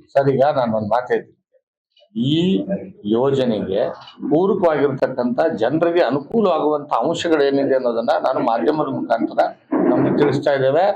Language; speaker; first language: Kannada; native; Kannada